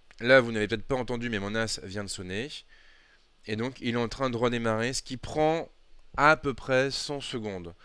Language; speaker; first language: French; native; French